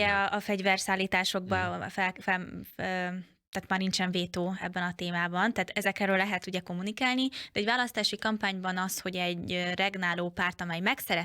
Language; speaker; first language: Hungarian; native; Hungarian